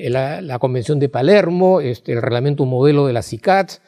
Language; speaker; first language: Spanish; native; Spanish